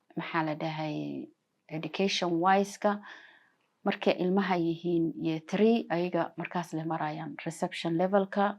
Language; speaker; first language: Somali; early bilingual, heritage; Somali